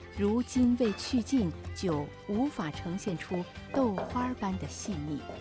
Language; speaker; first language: Chinese; native; Chinese